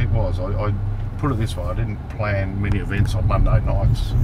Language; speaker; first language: English; native; English